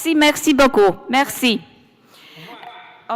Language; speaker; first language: French; non-native, learner; Polish